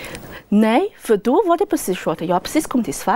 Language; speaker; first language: Swedish; non-native, fluent; Chinese